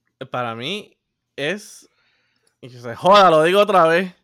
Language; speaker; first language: Spanish; native; Spanish